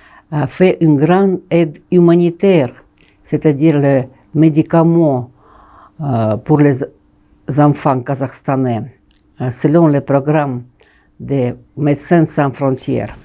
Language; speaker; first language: French; non-native, fluent; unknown